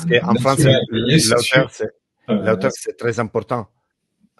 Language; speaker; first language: French; non-native, learner; Italian